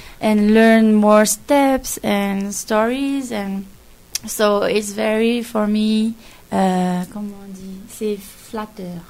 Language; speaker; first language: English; non-native, fluent; French